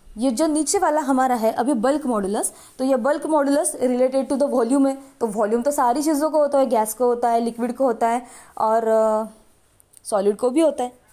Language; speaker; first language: Hindi; non-native, local second language; Marathi